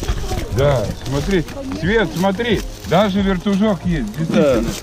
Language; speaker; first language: Russian; native; Russian